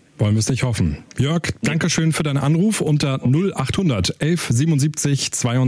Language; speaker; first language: German; native; German